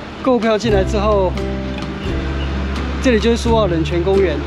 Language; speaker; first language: Chinese; native; Chinese